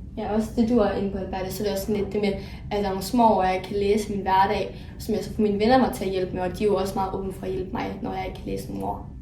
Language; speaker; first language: Danish; native; Danish